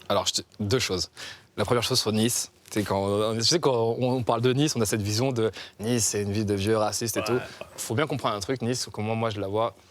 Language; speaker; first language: French; native; French